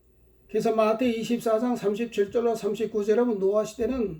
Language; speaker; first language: Korean; native; Korean